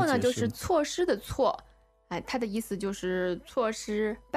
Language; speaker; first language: Chinese; native; Chinese